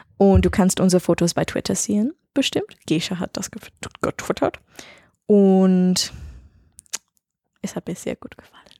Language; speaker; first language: German; non-native, learner; English